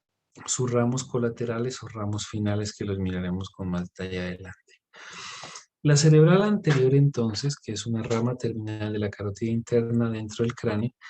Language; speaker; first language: Spanish; native; Spanish